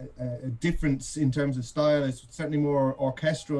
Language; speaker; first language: English; native; English